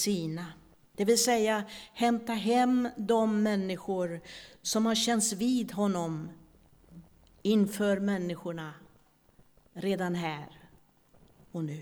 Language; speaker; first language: Swedish; native; Swedish